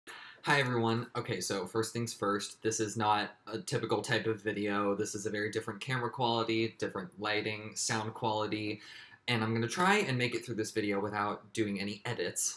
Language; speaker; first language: English; native; English